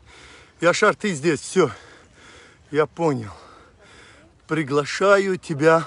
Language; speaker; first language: Russian; non-native, local second language; Azerbaijani